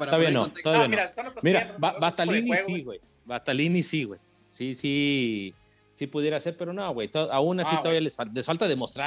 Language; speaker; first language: Spanish; native; Spanish